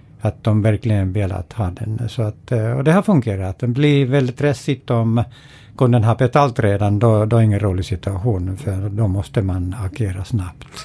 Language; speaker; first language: Swedish; non-native, fluent; Finnish